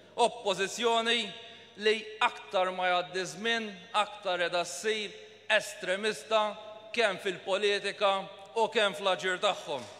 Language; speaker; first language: Maltese; native; Maltese